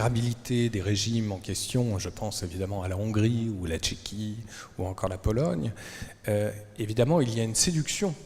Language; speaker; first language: French; native; French